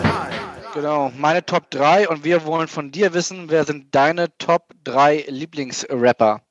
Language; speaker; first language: German; native; German